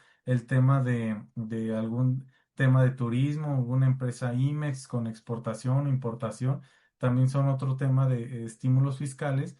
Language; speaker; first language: Spanish; native; Spanish